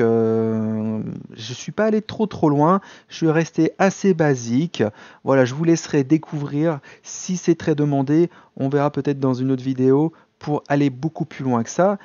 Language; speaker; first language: French; native; French